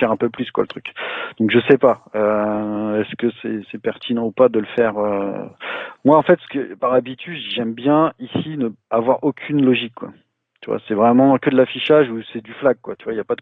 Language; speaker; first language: French; native; French